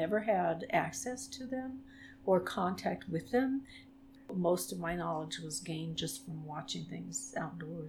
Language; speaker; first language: English; native; English